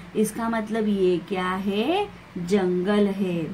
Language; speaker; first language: Hindi; non-native, local second language; Marathi